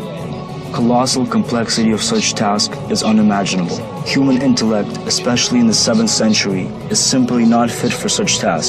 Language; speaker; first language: English; non-native, fluent; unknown